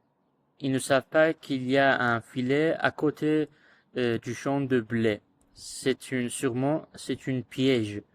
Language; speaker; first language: French; non-native, learner; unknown